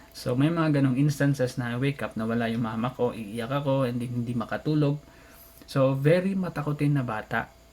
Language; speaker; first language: Filipino; non-native, local second language; Cebuano